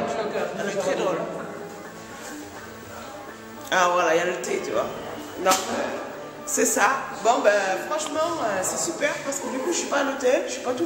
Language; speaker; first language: French; native; French